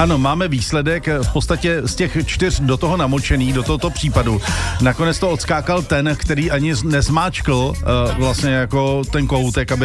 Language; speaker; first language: Czech; native; Czech